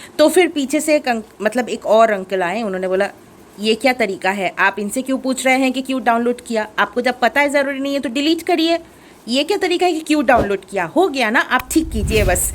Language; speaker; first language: Hindi; non-native, local second language; Bangla